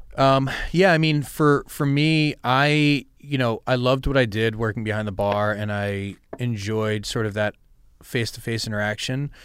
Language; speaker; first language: English; native; English